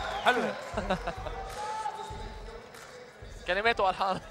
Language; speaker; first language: Arabic; native; Arabic